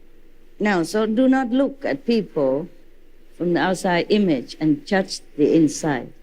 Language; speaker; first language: English; non-native, fluent; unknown